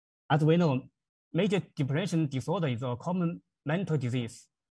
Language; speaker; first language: English; non-native, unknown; Chinese